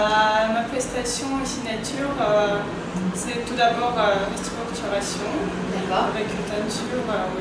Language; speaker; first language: French; non-native, fluent; Russian